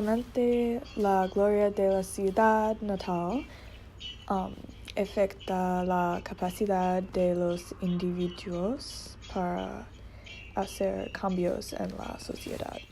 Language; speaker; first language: Spanish; non-native, learner; English